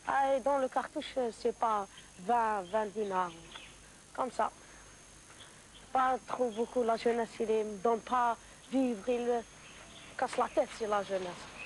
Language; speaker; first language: French; non-native, learner; Arabic